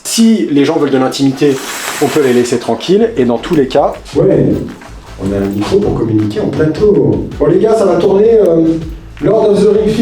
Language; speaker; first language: French; native; French